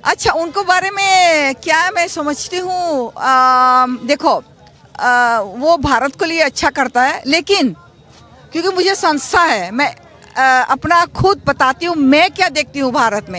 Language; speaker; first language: Hindi; early bilingual, heritage; Caribbean Hindustani